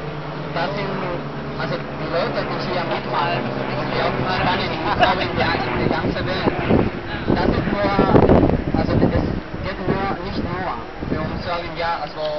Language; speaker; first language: German; non-native, learner; Spanish